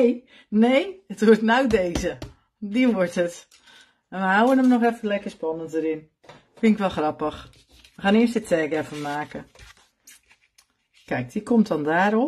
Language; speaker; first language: Dutch; native; Dutch